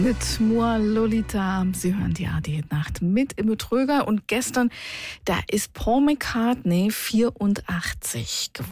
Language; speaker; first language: German; native; German